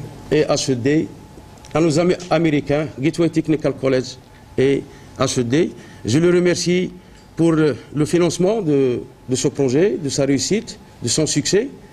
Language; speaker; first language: French; non-native, local second language; Arabic